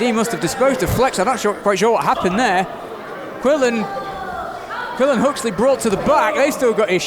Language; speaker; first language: English; native; English